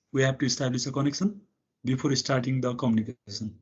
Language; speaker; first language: English; non-native, local second language; Nepali